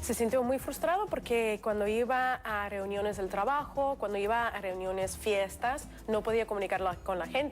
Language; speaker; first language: Spanish; non-native, fluent; Russian